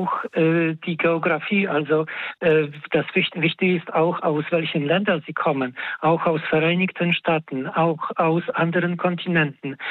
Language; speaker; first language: German; non-native, fluent; Polish